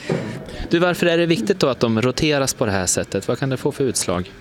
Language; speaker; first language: Swedish; native; Swedish